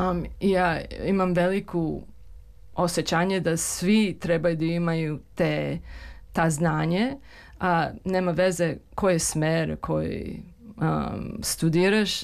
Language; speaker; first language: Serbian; early bilingual, heritage; Serbian